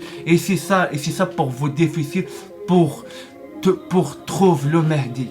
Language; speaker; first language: French; non-native, learner; Arabic